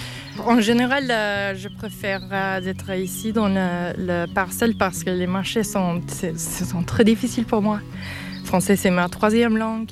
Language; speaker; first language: French; non-native, learner; English